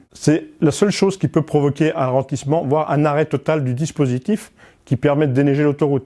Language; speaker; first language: French; native; French